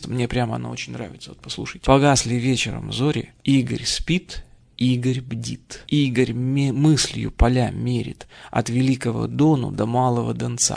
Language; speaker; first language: Russian; native; Russian